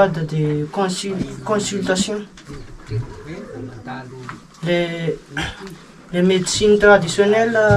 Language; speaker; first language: French; non-native, learner; Malagasy